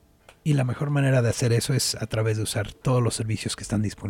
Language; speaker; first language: Spanish; native; Spanish